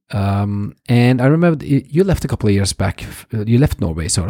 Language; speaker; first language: English; non-native, fluent; Norwegian